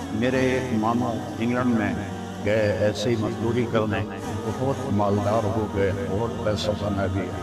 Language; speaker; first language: Urdu; non-native, local second language; Punjabi